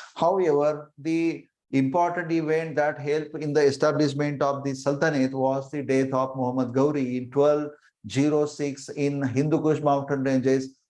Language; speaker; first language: English; non-native, local second language; Marathi